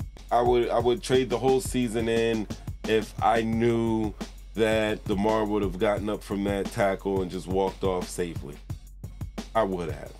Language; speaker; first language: English; native; English